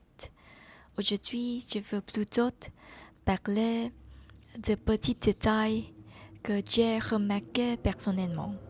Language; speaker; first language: French; non-native, learner; Vietnamese